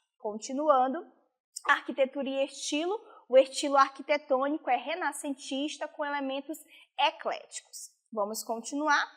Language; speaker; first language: Portuguese; native; Portuguese